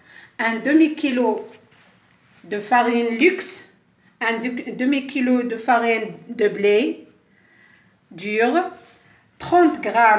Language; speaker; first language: French; non-native, local second language; Arabic